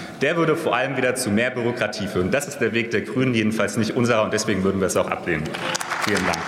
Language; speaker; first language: German; native; German